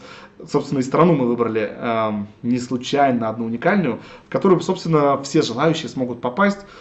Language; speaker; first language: Russian; native; Russian